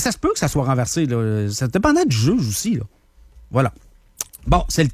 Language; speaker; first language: French; native; French